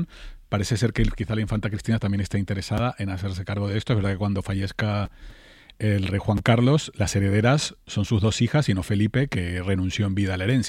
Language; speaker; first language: Spanish; native; Spanish